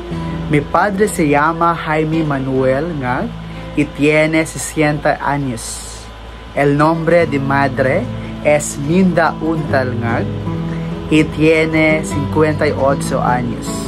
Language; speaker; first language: Spanish; non-native, learner; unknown